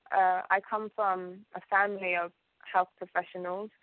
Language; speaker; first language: English; early bilingual, other home language; Ganda